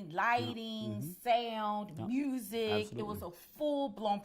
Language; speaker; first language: English; native; English